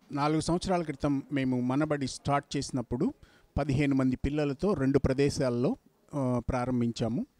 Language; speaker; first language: Telugu; native; Telugu